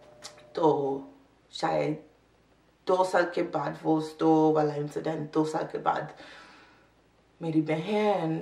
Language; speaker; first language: Hindi; non-native, learner; English